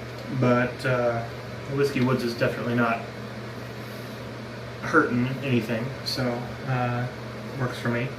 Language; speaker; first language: English; native; English